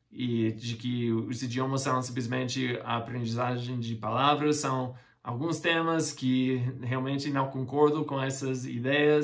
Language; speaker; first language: Portuguese; non-native, fluent; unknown